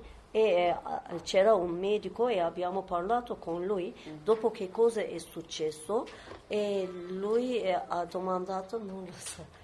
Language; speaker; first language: Italian; non-native, learner; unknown